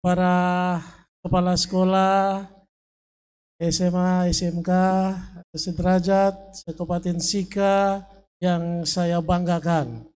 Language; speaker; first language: Indonesian; native; Indonesian